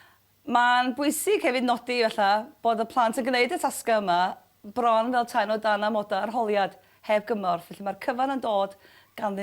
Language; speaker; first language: Welsh; native; Welsh